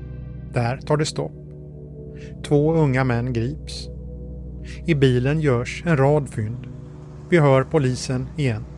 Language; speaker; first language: Swedish; native; Swedish